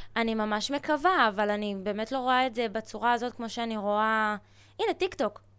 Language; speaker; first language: Hebrew; early bilingual, other home language; Russian